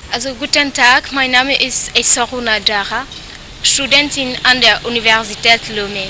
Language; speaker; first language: German; non-native, learner; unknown